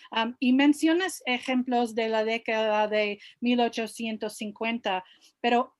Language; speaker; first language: Spanish; non-native, fluent; English